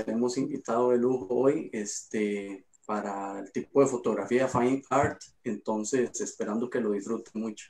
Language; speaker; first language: Spanish; native; Spanish